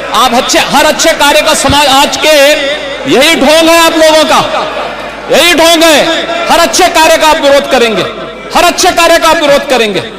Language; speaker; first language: Hindi; native; Hindi